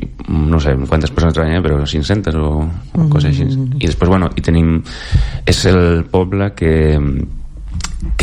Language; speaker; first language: Catalan; native; Catalan